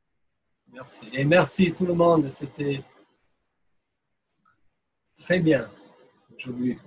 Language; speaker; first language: French; non-native, fluent; English